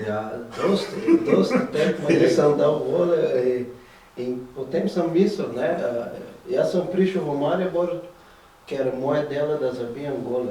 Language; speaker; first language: Slovenian; non-native, fluent; Portuguese